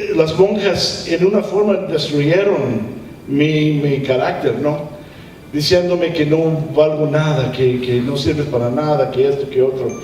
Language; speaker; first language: Spanish; early bilingual, heritage; English